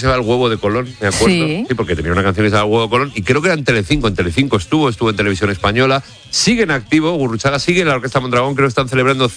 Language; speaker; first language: Spanish; native; Spanish